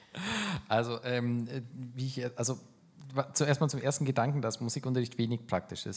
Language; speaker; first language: German; native; German